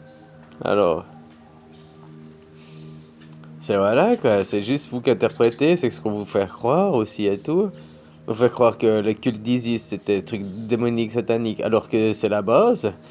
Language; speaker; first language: French; native; French